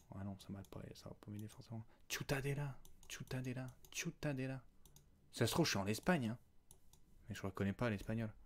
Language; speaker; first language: French; native; French